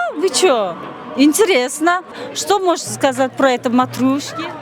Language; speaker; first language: Russian; non-native, learner; Turkmen